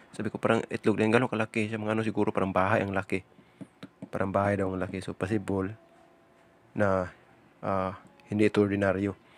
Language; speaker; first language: Filipino; non-native, local second language; Cebuano